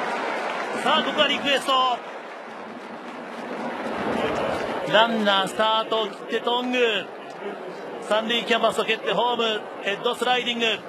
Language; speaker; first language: Japanese; native; Japanese